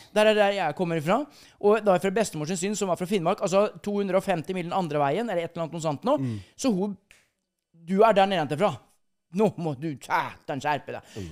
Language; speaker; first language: Norwegian; native; Norwegian